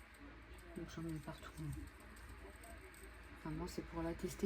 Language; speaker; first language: French; native; French